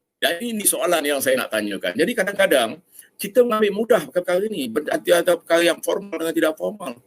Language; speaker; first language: Malay; native; Malay